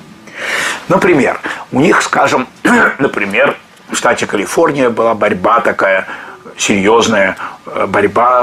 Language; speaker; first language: Russian; native; Russian